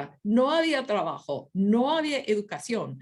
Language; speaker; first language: Spanish; non-native, fluent; English